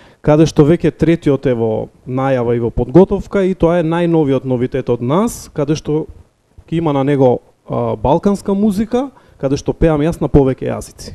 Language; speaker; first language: Macedonian; native; Macedonian